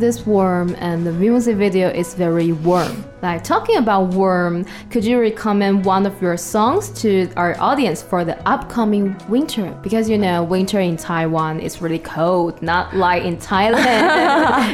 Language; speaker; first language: English; non-native, fluent; Chinese